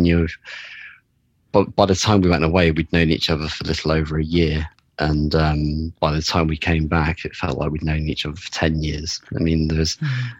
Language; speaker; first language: English; native; English